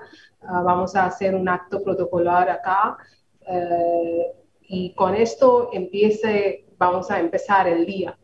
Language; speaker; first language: Spanish; non-native, fluent; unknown